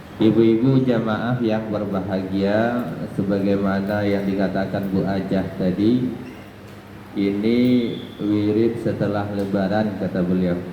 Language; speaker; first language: Malay; non-native, local second language; Minangkabau